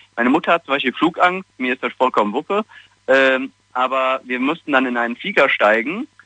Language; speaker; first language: German; non-native, fluent; Italian